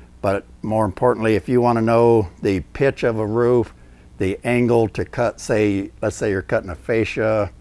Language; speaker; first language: English; native; English